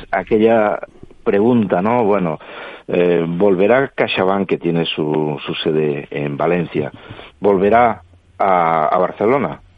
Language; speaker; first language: Spanish; non-native, local second language; Catalan